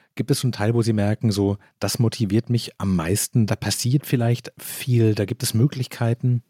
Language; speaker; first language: German; native; German